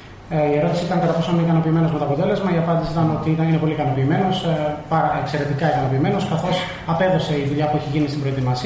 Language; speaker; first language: Greek; native; Greek